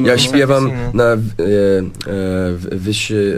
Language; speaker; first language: Polish; non-native, learner; English